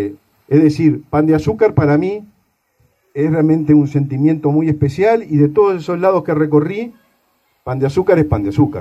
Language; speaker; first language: Spanish; native; Spanish